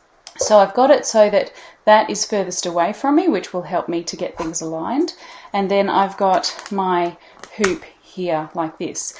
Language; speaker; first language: English; native; English